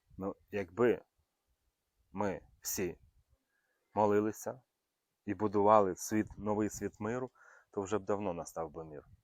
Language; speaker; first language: Ukrainian; native; Ukrainian